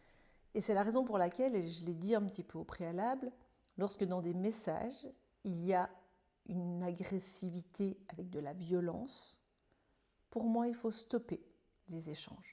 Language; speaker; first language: French; native; French